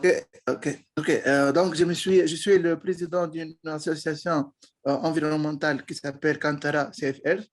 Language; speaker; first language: French; non-native, local second language; Arabic